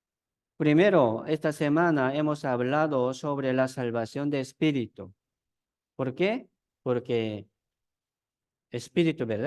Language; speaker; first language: Spanish; non-native, fluent; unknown